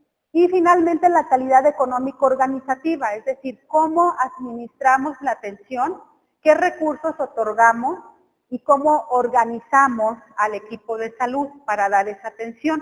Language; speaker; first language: Spanish; native; Spanish